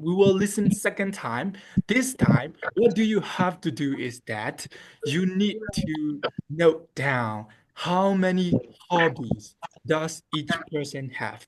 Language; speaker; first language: English; non-native, fluent; Burmese